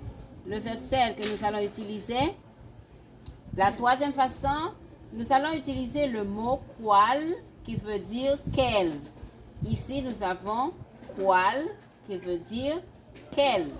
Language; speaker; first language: French; non-native, fluent; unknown